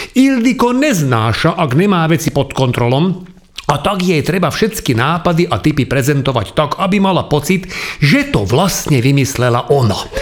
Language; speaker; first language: Slovak; non-native, local second language; Hungarian